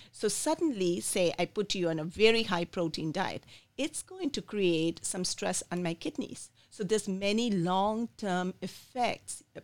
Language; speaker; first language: English; non-native, local second language; Bangla